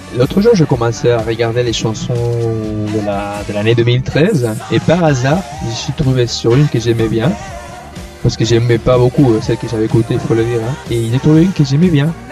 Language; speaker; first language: French; non-native, fluent; Spanish